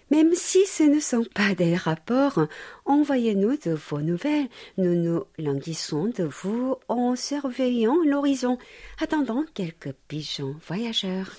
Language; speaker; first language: French; non-native, fluent; Korean